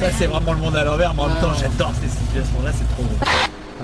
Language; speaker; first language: French; native; French